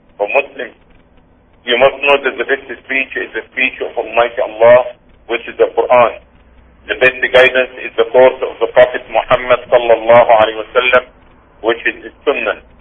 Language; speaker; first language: English; non-native, fluent; Arabic